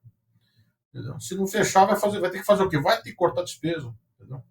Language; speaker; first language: Portuguese; native; Portuguese